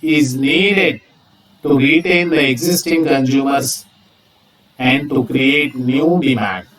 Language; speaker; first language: English; non-native, local second language; Telugu